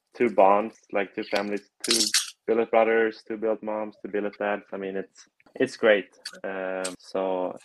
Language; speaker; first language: English; non-native, fluent; Swedish